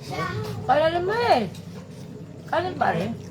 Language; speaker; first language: Filipino; native; Filipino